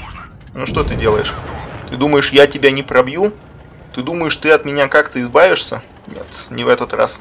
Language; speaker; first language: Russian; native; Russian